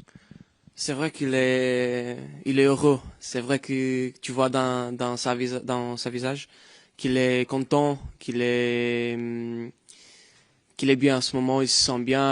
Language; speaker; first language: French; non-native, fluent; Portuguese